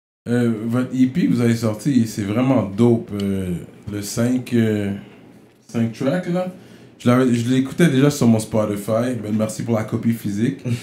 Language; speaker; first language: French; native; French